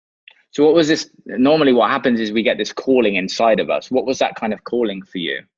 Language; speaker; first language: English; native; English